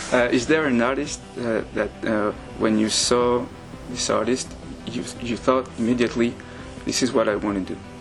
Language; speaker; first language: English; non-native, fluent; French